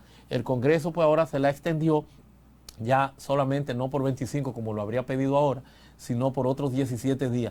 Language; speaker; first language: Spanish; native; Spanish